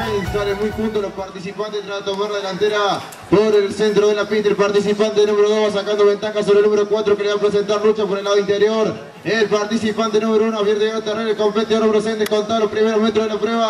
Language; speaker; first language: Spanish; native; Spanish